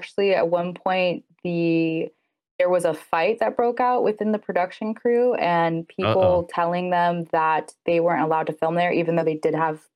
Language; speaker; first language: English; native; English